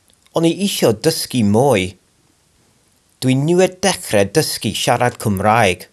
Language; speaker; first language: Welsh; non-native, learner; English